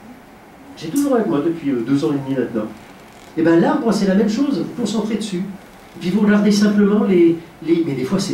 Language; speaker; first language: French; native; French